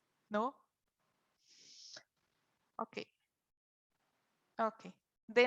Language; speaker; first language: Spanish; non-native, fluent; Portuguese